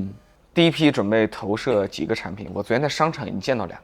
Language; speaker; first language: Chinese; native; Chinese